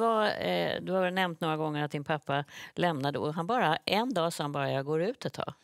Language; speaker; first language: Swedish; native; Swedish